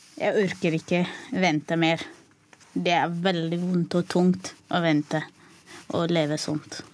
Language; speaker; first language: Norwegian; non-native, learner; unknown